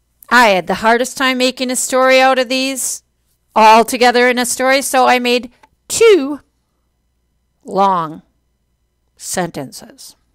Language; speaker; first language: English; native; English